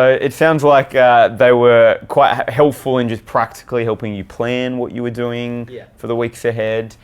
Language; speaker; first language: English; native; English